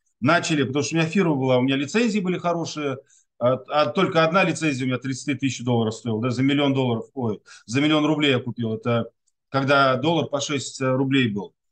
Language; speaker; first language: Russian; non-native, local second language; Tatar